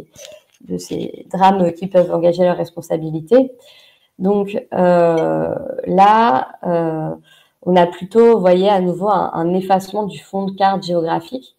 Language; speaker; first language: French; native; French